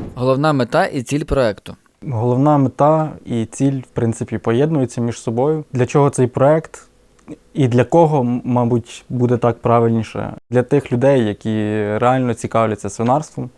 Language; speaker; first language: Ukrainian; native; Ukrainian